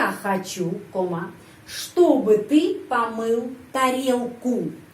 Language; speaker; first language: Russian; non-native, fluent; Indonesian